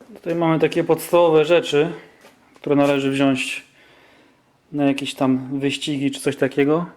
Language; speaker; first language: Polish; early bilingual, heritage; Polish